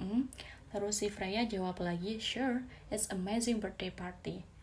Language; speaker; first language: English; non-native, fluent; Indonesian